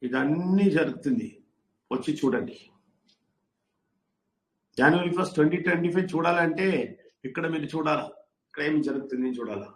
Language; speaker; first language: Telugu; non-native, learner; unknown